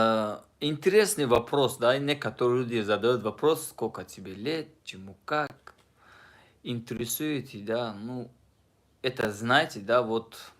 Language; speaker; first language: Russian; non-native, fluent; Tajik